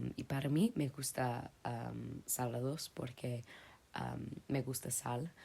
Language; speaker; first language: Spanish; non-native, learner; English